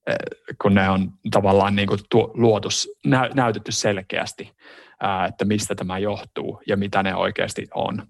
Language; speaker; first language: Finnish; native; Finnish